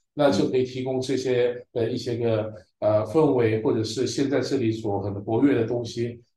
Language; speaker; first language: Chinese; early bilingual, heritage; Chinese